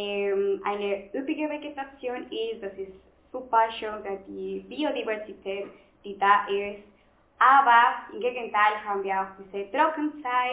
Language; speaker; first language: German; non-native, fluent; Spanish